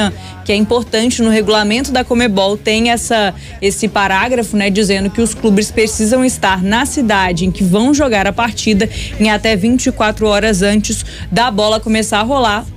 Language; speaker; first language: Portuguese; native; Portuguese